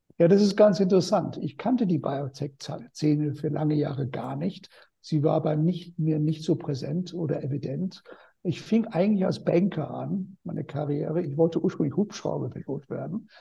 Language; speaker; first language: German; non-native, fluent; English